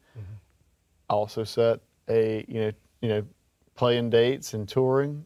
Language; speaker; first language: English; native; English